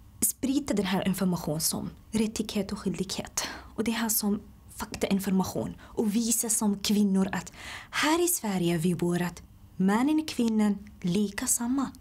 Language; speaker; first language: Swedish; non-native, learner; Somali